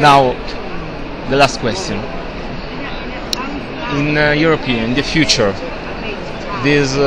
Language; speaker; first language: English; non-native, learner; Italian